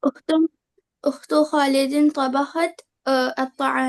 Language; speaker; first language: Arabic; non-native, learner; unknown